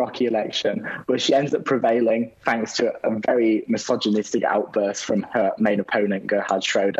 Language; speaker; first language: English; native; English